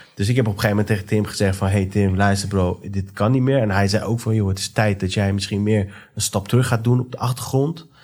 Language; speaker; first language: Dutch; early bilingual, other home language; Persian